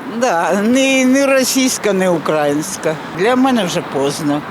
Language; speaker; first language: Ukrainian; non-native, local second language; Russian